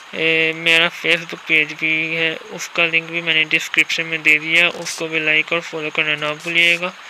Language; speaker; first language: Urdu; non-native, local second language; Punjabi